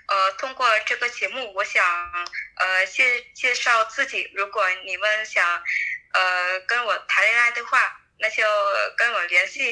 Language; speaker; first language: Chinese; non-native, learner; Vietnamese